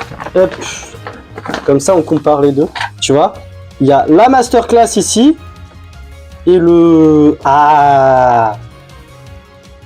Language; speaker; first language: French; native; French